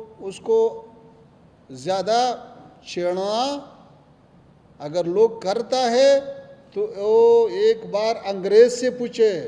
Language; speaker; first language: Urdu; non-native, fluent; Pashto